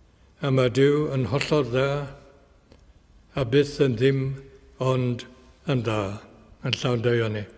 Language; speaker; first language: Welsh; native; Welsh